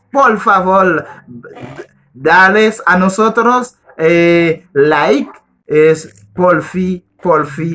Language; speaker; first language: Spanish; non-native, learner; Haitian Creole